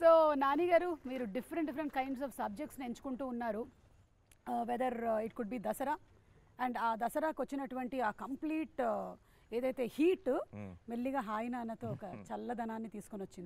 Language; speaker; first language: Telugu; native; Telugu